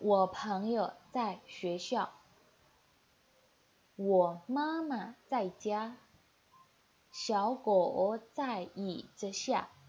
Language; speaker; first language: Chinese; non-native, fluent; Indonesian